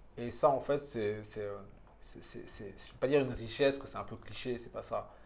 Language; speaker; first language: French; early bilingual, other home language; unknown